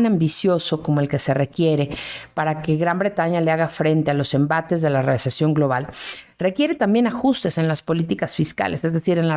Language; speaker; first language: Spanish; native; Spanish